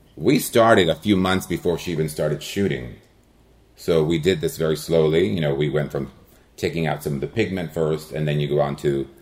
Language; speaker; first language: English; early bilingual, other home language; Spanish